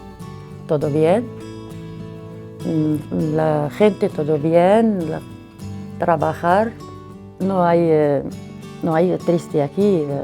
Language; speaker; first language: Spanish; non-native, learner; Arabic